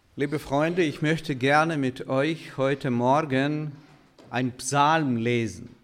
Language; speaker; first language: German; non-native, fluent; Russian